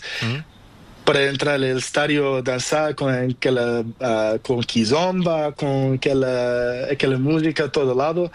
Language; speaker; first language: Spanish; non-native, learner; Portuguese